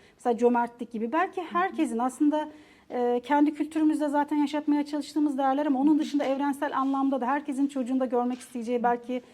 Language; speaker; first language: Turkish; native; Turkish